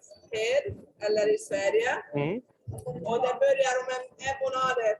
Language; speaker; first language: Swedish; non-native, learner; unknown